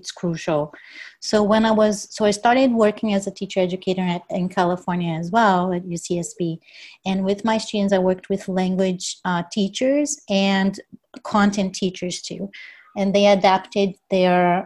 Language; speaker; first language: English; non-native, fluent; Portuguese